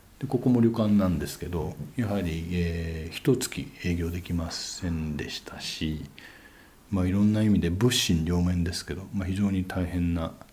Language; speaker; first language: Japanese; native; Japanese